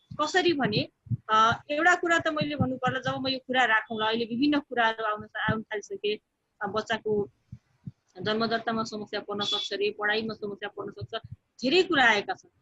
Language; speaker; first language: Nepali; non-native, local second language; Bhojpuri